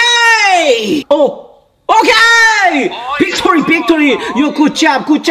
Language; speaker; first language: English; non-native, learner; Korean